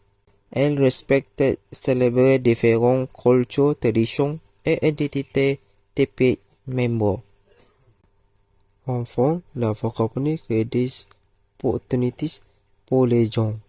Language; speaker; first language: French; non-native, learner; Malay